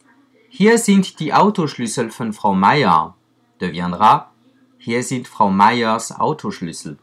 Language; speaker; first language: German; non-native, fluent; French